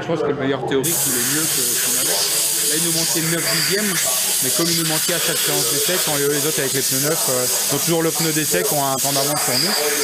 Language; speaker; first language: French; native; French